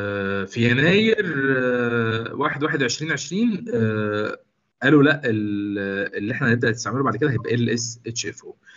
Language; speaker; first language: Arabic; native; Arabic